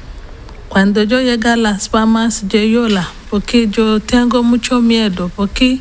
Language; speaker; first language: Spanish; non-native, learner; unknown